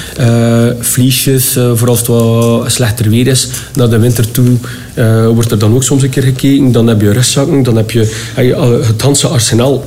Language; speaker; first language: Dutch; native; Dutch